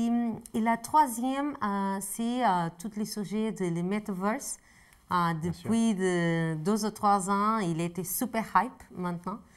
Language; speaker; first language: French; non-native, fluent; Portuguese